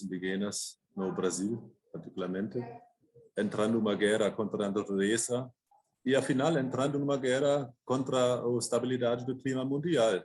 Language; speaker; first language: Portuguese; non-native, fluent; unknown